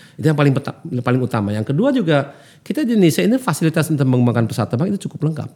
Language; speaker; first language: Indonesian; early bilingual, heritage; German